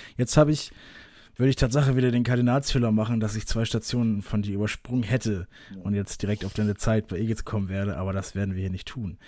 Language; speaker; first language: German; native; German